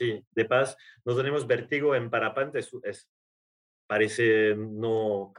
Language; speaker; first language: Spanish; non-native, learner; French